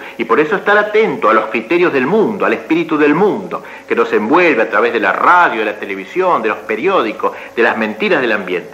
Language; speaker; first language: Spanish; native; Spanish